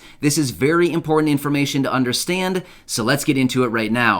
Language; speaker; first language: English; native; English